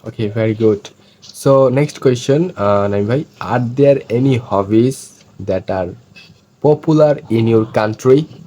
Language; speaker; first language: English; non-native, fluent; Bangla